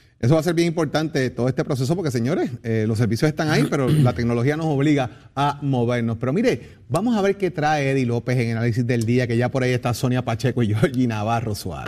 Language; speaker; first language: Spanish; native; Spanish